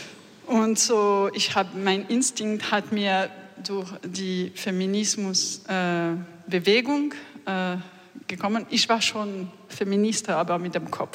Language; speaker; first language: German; non-native, learner; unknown